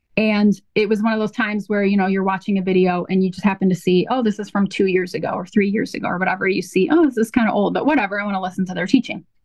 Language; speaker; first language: English; native; English